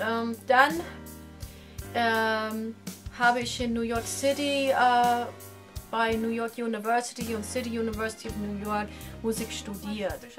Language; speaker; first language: German; non-native, fluent; English